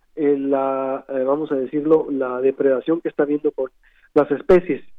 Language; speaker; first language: Spanish; native; Spanish